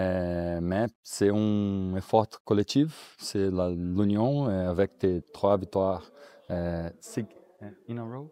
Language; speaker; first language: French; non-native, learner; Portuguese